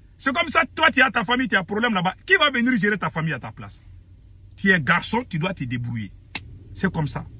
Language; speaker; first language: French; non-native, local second language; Bambara